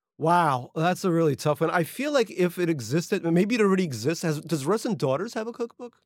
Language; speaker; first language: English; early bilingual, other home language; Russian